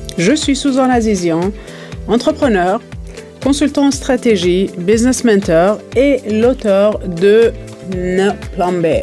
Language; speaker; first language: French; native; French